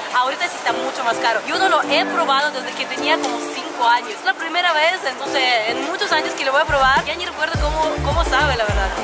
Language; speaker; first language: Spanish; non-native, fluent; Russian